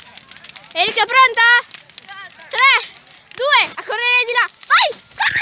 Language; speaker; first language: Italian; native; Italian